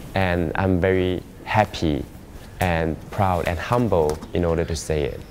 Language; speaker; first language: English; non-native, fluent; Chinese